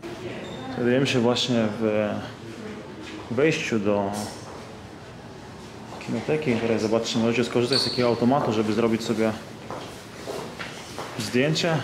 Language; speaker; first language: Polish; native; Polish